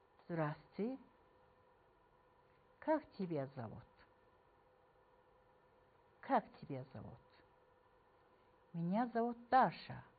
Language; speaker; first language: Russian; non-native, fluent; Mongolian